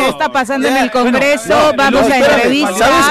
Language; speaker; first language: Spanish; native; Spanish